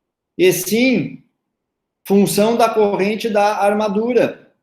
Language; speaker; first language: Portuguese; native; Portuguese